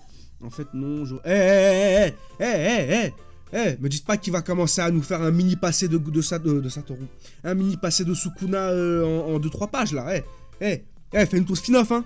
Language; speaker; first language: French; native; French